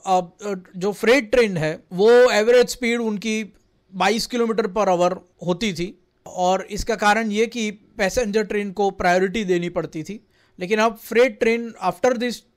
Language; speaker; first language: Hindi; non-native, local second language; Gujarati